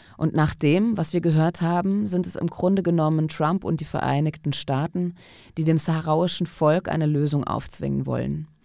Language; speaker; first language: German; non-native, fluent; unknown